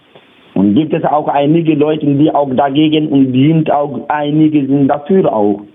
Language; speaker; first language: German; non-native, learner; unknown